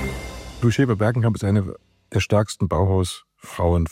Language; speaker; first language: German; native; German